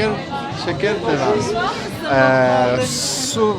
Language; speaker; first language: Turkish; non-native, learner; English